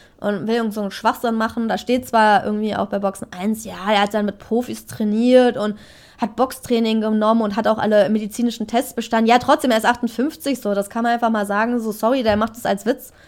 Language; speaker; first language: German; native; German